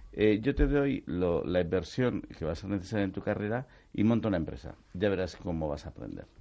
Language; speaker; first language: Spanish; native; Spanish